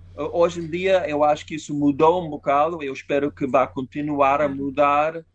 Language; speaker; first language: Portuguese; non-native, fluent; English